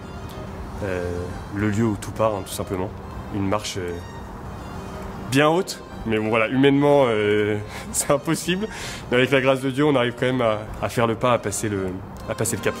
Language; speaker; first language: French; native; French